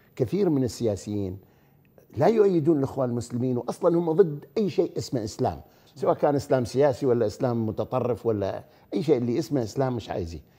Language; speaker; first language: Arabic; native; Arabic